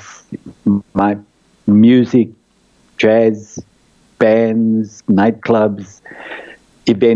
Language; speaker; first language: English; native; English